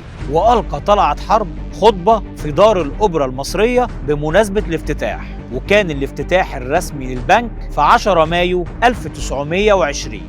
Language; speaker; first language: Arabic; native; Arabic